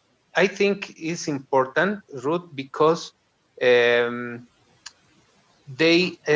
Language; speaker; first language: English; non-native, learner; Spanish